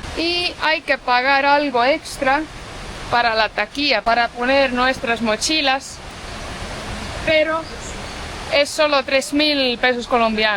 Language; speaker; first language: Spanish; non-native, fluent; Portuguese